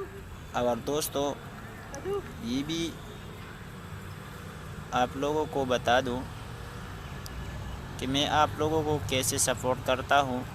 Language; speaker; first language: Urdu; non-native, local second language; Pashto